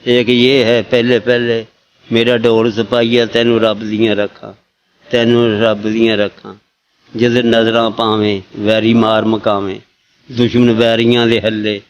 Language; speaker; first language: Urdu; non-native, local second language; Punjabi